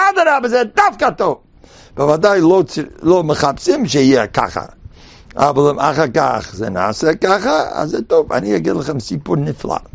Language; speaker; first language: Hebrew; non-native, fluent; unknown